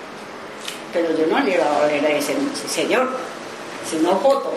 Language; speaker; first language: Spanish; non-native, learner; Japanese